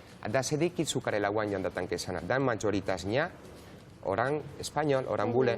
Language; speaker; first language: Indonesian; non-native, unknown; Spanish